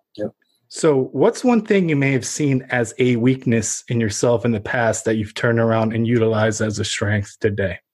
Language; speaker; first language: English; early bilingual, other home language; Ukrainian